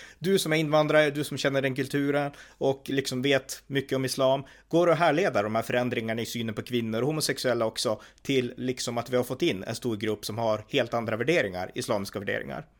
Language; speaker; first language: Swedish; native; Swedish